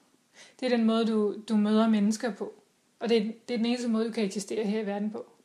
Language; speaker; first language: Danish; native; Danish